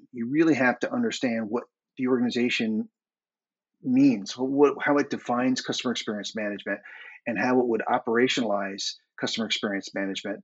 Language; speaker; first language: English; native; English